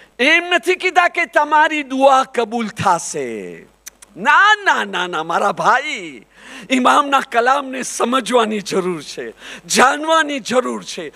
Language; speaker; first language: Gujarati; early bilingual, heritage; Gujarati